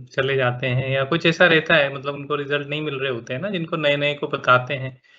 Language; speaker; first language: Hindi; native; Hindi